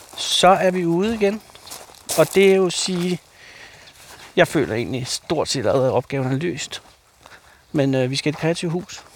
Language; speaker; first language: Danish; native; Danish